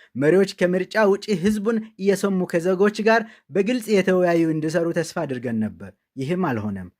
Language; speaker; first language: Amharic; non-native, local second language; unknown